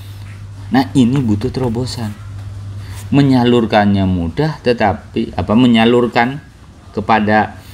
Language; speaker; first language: Indonesian; native; Indonesian